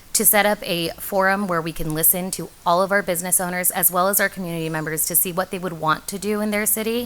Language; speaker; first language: English; native; English